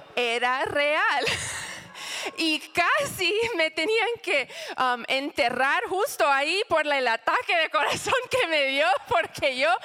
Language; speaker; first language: Spanish; non-native, fluent; English